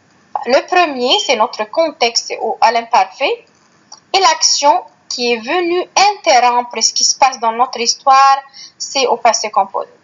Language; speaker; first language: French; non-native, fluent; Arabic